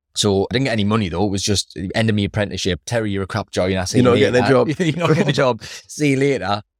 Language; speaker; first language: English; native; English